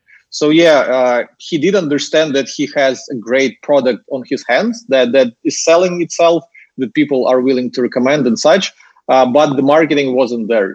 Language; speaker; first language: English; non-native, fluent; Russian